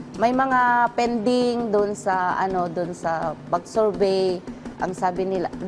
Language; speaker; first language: Filipino; non-native, local second language; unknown